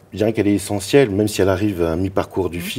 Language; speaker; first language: French; native; French